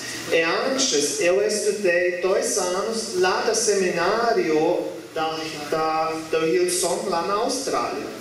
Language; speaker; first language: Portuguese; non-native, learner; German